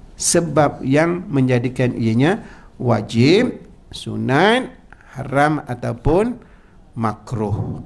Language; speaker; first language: Malay; native; Malay